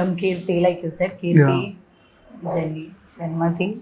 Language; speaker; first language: Telugu; non-native, learner; Malayalam